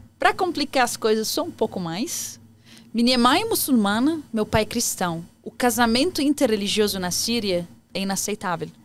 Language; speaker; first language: Portuguese; non-native, fluent; Arabic